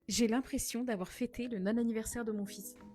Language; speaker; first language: French; native; French